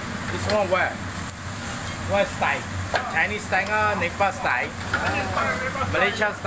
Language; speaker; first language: English; non-native, learner; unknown